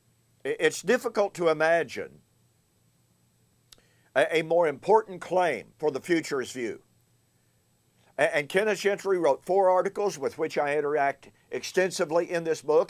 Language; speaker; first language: English; native; English